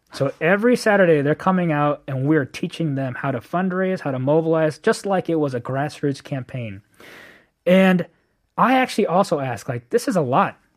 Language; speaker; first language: English; native; English